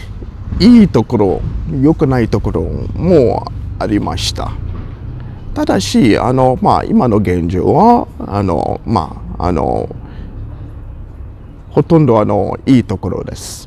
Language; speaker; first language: Japanese; non-native, fluent; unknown